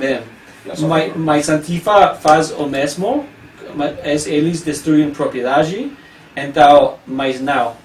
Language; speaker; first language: Portuguese; non-native, learner; English